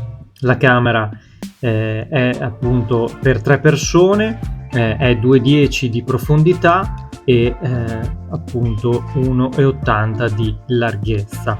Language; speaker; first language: Italian; native; Italian